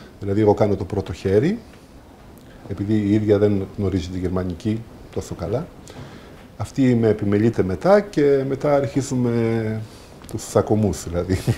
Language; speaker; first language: Greek; early bilingual, heritage; Greek